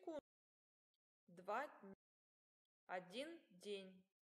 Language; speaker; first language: Russian; non-native, learner; English